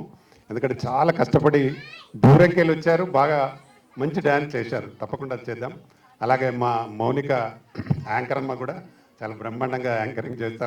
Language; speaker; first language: Telugu; native; Telugu